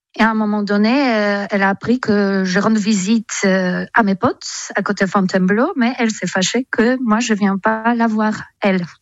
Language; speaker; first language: French; non-native, fluent; Polish